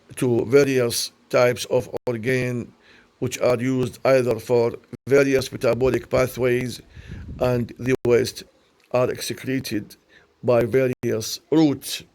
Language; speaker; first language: English; non-native, learner; Arabic